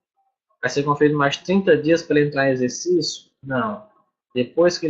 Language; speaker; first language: Portuguese; native; Portuguese